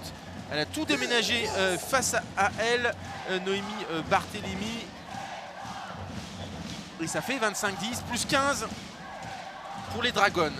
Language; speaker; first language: French; native; French